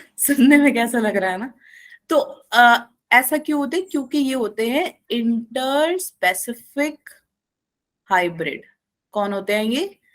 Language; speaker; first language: Hindi; non-native, local second language; Malayalam